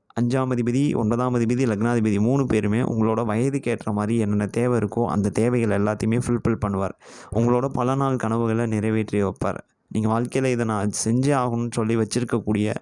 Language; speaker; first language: Tamil; native; Tamil